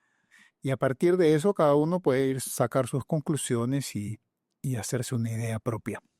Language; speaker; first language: Spanish; native; Spanish